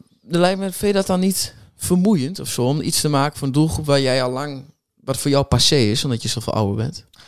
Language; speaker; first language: Dutch; native; Dutch